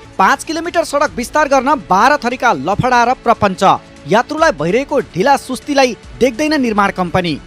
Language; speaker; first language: Nepali; native; Nepali